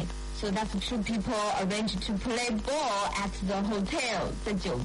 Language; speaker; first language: English; non-native, fluent; Chinese